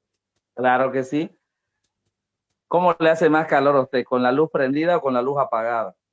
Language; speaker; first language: Spanish; native; Spanish